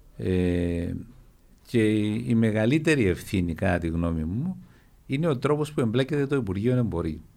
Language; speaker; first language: Greek; native; Greek